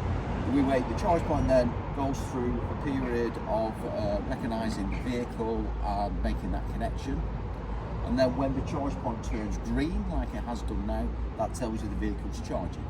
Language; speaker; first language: English; native; English